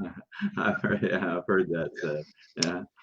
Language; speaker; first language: English; native; English